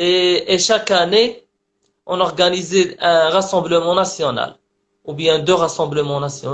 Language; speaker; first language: French; non-native, local second language; Arabic